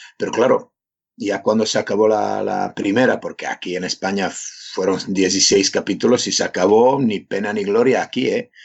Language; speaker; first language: Spanish; non-native, fluent; Serbian